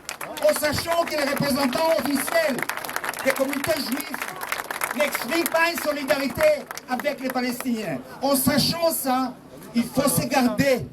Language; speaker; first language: French; non-native, fluent; Hebrew